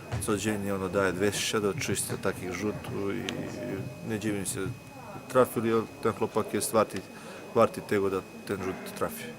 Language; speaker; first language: Polish; non-native, learner; Serbian